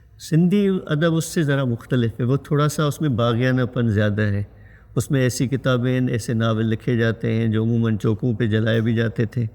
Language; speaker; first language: Urdu; non-native, local second language; Sindhi